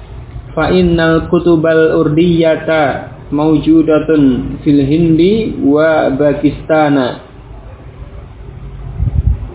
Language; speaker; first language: Arabic; non-native, fluent; Indonesian